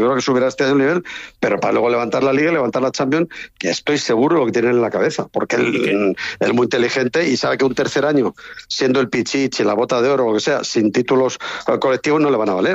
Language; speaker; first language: Spanish; native; Spanish